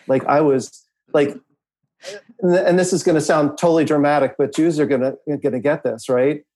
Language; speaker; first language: English; native; English